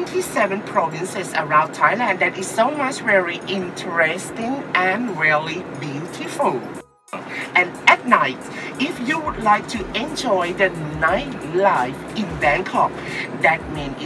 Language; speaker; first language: English; non-native, learner; Thai